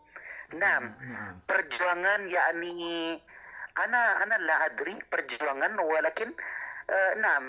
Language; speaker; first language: Arabic; non-native, learner; Indonesian